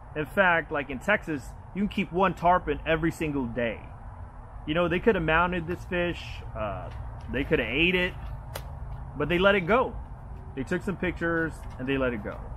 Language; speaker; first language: English; native; English